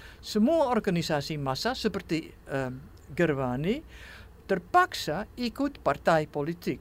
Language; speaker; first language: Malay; non-native, fluent; Dutch